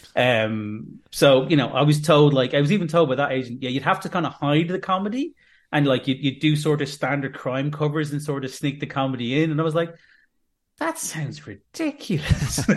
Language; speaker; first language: English; native; English